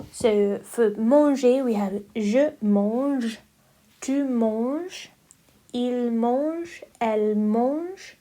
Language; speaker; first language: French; non-native, fluent; English